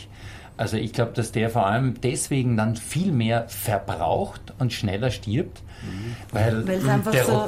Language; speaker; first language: German; native; German